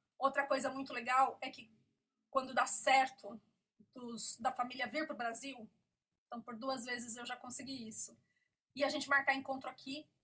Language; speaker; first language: Portuguese; native; Portuguese